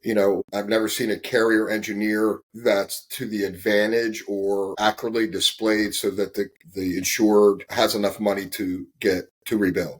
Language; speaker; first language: English; native; English